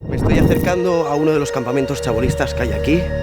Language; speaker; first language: Spanish; native; Spanish